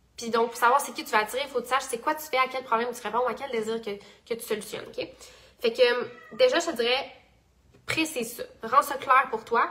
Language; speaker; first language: French; native; French